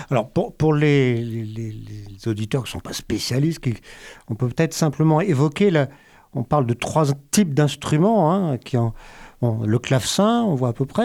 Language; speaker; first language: French; native; French